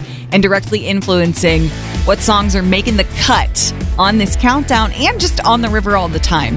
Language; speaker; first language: English; native; English